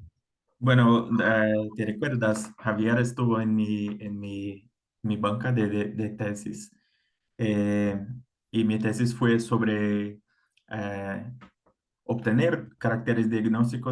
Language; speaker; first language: Spanish; non-native, fluent; Portuguese